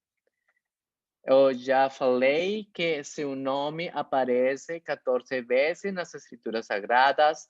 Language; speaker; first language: Portuguese; non-native, fluent; Spanish